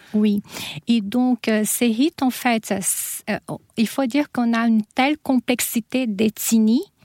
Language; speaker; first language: French; non-native, fluent; Portuguese